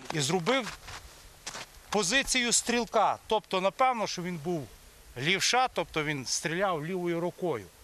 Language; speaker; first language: Ukrainian; native; Ukrainian